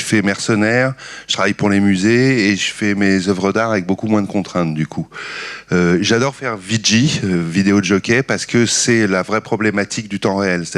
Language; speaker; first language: French; native; French